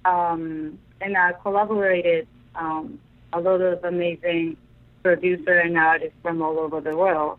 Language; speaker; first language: English; non-native, fluent; Japanese